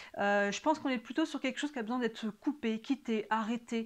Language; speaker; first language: French; native; French